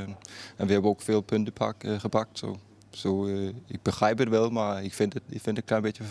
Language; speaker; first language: Dutch; non-native, fluent; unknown